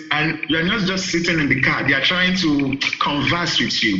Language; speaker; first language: English; non-native, local second language; Yoruba